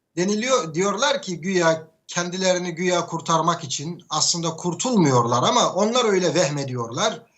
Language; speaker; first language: Turkish; native; Turkish